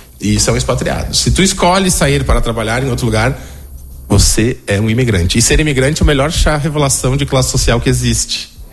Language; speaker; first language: Portuguese; native; Portuguese